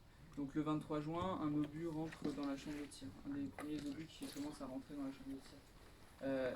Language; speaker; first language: French; native; French